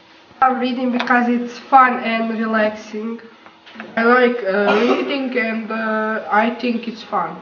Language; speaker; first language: English; non-native, learner; Croatian